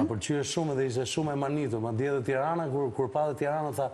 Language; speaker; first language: Albanian; native; Albanian